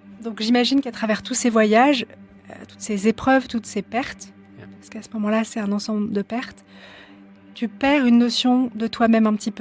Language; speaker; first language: French; native; French